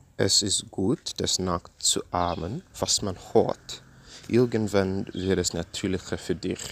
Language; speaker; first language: German; non-native, learner; English